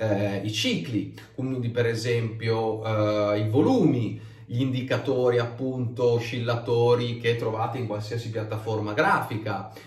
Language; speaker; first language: Italian; native; Italian